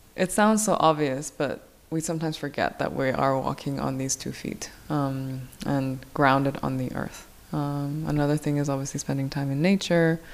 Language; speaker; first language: English; non-native, local second language; Korean